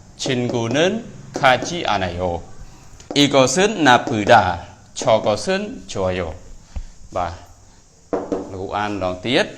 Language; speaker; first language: Korean; non-native, fluent; Khmer